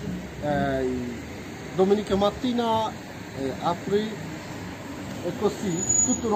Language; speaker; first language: Italian; non-native, learner; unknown